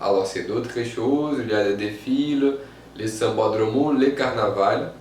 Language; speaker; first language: French; non-native, fluent; Portuguese